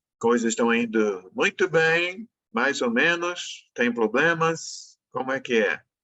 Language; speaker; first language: Portuguese; non-native, fluent; English